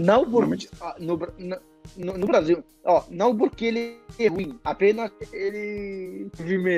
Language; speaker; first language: Portuguese; non-native, fluent; Arabic